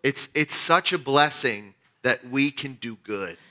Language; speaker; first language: English; native; English